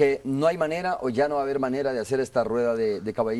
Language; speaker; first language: Spanish; native; Spanish